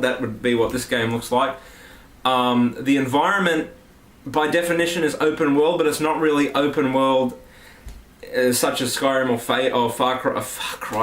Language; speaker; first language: English; native; English